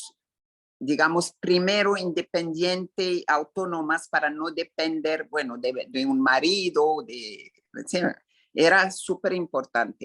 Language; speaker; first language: Spanish; non-native, fluent; Arabic